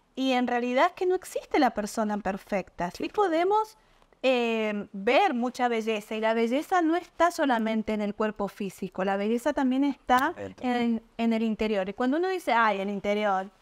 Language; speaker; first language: Spanish; native; Spanish